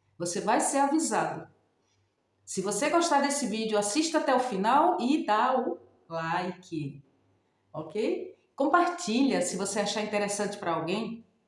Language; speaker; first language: Portuguese; native; Portuguese